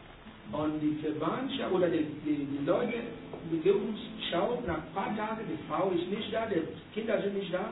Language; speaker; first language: German; non-native, learner; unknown